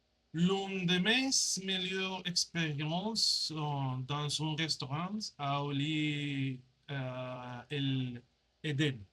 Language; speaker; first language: French; non-native, learner; Spanish